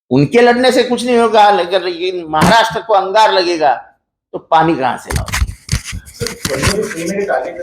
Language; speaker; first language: Hindi; native; Hindi